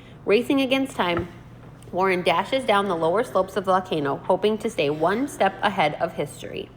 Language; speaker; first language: English; native; English